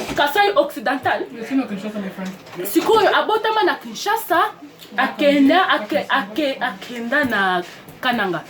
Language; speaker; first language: Lingala; non-native, learner; French